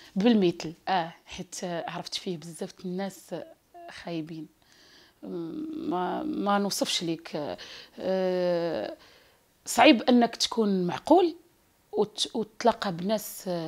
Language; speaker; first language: Arabic; native; Arabic